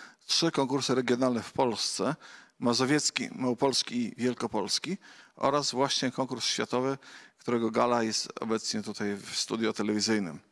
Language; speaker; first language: Polish; native; Polish